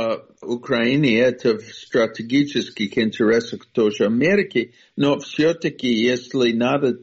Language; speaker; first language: Russian; non-native, fluent; English